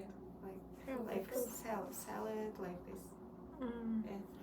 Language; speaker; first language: English; non-native, learner; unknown